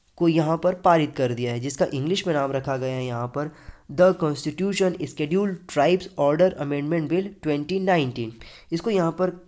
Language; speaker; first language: Hindi; native; Hindi